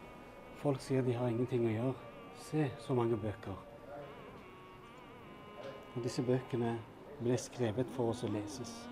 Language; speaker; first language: Norwegian; early bilingual, other home language; Urdu